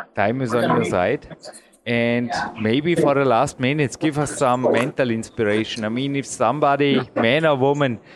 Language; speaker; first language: English; non-native, fluent; German